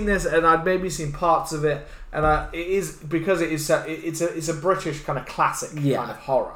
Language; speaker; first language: English; native; English